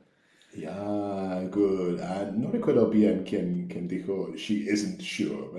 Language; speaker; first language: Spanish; non-native, fluent; English